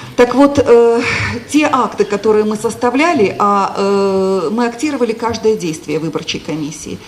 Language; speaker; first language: Russian; non-native, local second language; Ukrainian